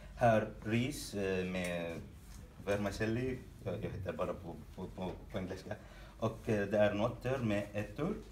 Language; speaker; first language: Swedish; non-native, learner; Arabic